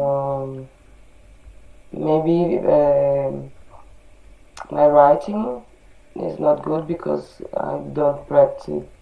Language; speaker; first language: English; non-native, learner; Portuguese